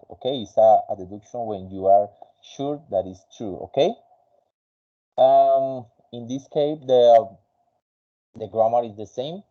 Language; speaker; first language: English; non-native, fluent; Spanish